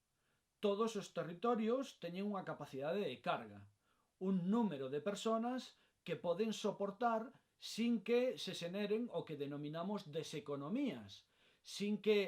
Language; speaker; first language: Galician; non-native, local second language; Spanish